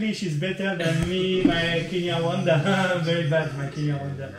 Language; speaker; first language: English; non-native, fluent; French